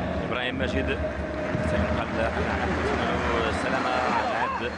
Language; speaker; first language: Arabic; native; Arabic